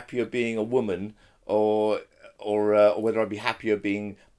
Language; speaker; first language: English; native; English